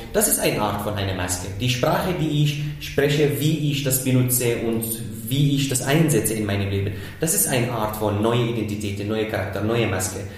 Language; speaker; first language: German; non-native, fluent; Arabic